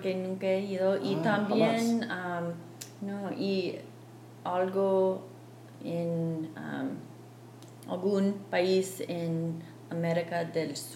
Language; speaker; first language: Spanish; non-native, fluent; English